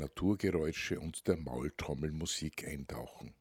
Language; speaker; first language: German; native; German